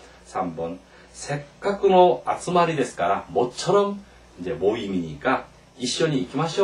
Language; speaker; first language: Japanese; non-native, fluent; Korean